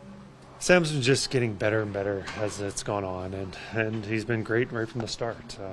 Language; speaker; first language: English; native; English